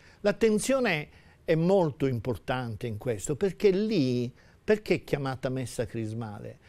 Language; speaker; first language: Italian; native; Italian